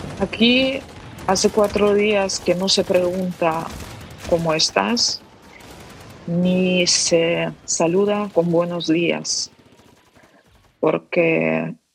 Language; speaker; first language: Spanish; non-native, fluent; Ukrainian